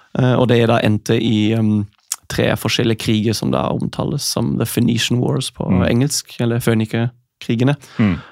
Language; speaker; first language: Norwegian; non-native, fluent; German